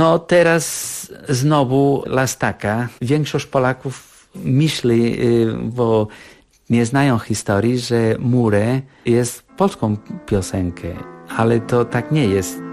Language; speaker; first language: Polish; non-native, fluent; Catalan